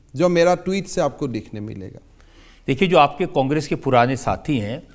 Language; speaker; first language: Hindi; non-native, local second language; Assamese